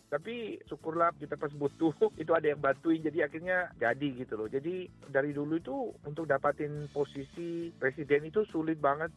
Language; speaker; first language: Indonesian; native; Indonesian